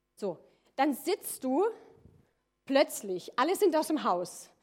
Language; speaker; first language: German; native; German